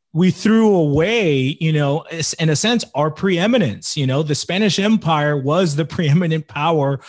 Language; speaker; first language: English; native; English